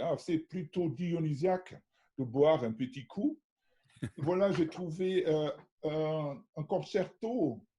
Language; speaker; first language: French; non-native, learner; German